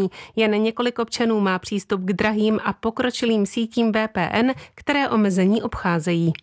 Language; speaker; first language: Czech; native; Czech